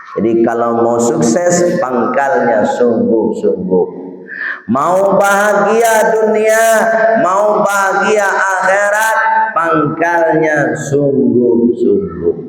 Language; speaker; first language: Malay; non-native, local second language; Minangkabau